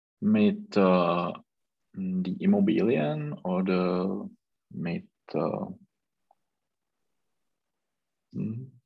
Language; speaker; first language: German; non-native, learner; Czech